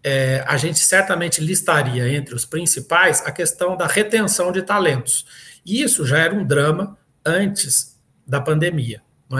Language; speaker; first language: Portuguese; native; Portuguese